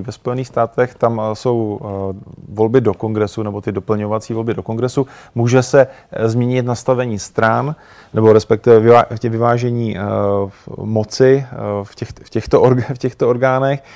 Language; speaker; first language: Czech; native; Czech